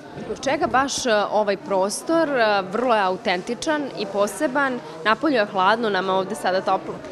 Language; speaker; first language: Serbian; native; Serbian